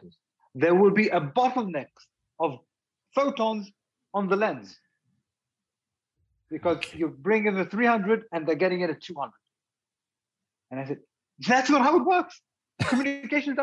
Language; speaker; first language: English; native; English